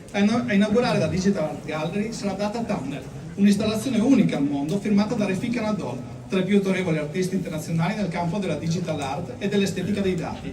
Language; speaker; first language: Italian; native; Italian